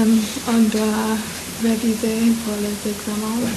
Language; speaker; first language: French; non-native, learner; English